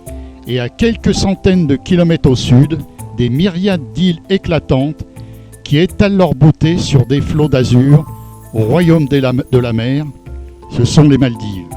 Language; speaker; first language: French; native; French